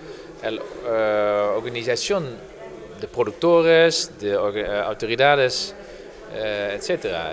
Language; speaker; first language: Spanish; non-native, learner; Dutch